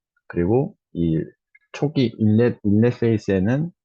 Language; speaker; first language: Korean; native; Korean